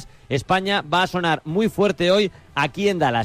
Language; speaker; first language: Spanish; native; Spanish